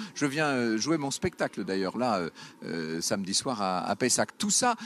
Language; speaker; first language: French; native; French